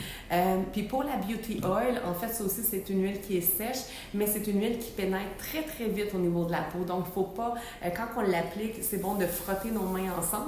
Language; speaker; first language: French; native; French